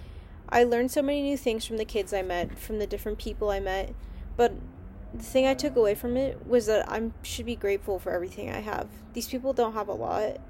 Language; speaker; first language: English; native; English